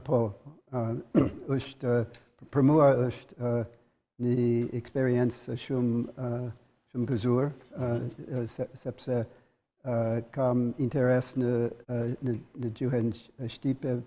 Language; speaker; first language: Albanian; non-native, learner; English